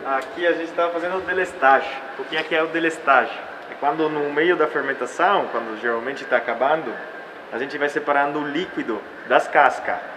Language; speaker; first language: Portuguese; early bilingual, heritage; Italian